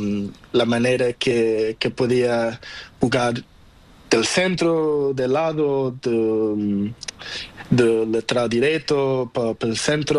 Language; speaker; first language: Spanish; non-native, learner; Portuguese